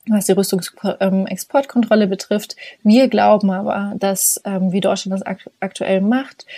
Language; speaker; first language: German; native; German